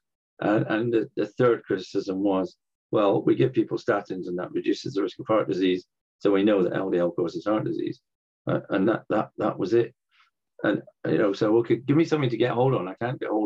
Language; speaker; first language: English; native; English